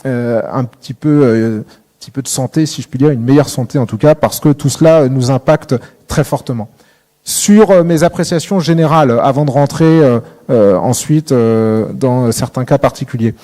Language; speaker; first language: French; native; French